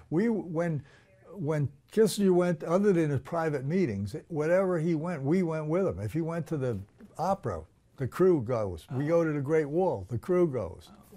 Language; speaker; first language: English; native; English